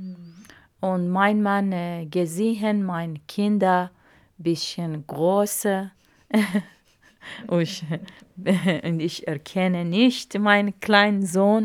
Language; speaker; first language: German; non-native, learner; Arabic